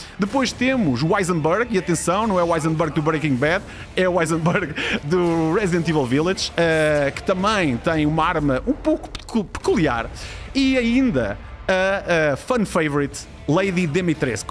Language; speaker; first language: Portuguese; native; Portuguese